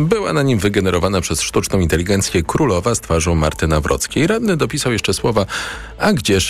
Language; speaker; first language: Polish; native; Polish